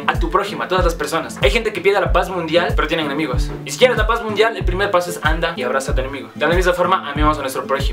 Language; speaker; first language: Spanish; native; Spanish